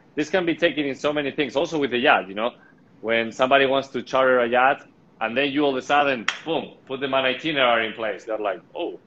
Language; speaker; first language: English; non-native, fluent; Spanish